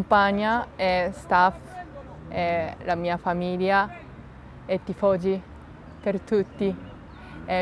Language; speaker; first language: Italian; non-native, learner; Japanese